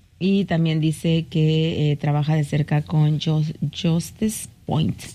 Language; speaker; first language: Spanish; native; Spanish